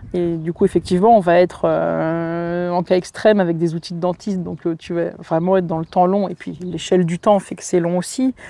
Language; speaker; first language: French; native; French